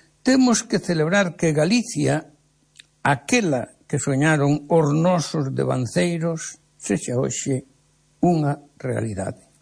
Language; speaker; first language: Galician; native; Galician